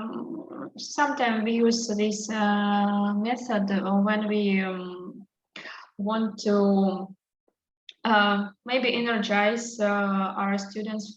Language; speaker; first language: English; non-native, learner; Russian